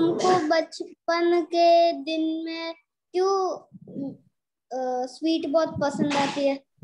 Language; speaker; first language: Hindi; non-native, local second language; Gujarati